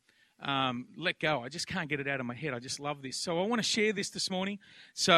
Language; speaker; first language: English; native; English